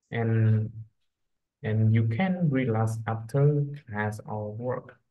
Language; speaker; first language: English; non-native, learner; Vietnamese